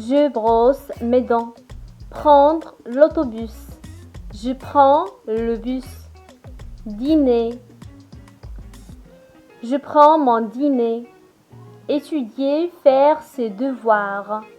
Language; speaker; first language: French; non-native, local second language; Arabic